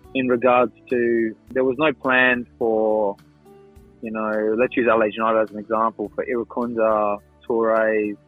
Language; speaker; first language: English; non-native, local second language; Greek